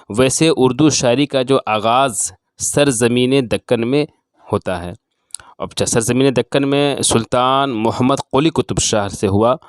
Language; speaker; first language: Urdu; native; Urdu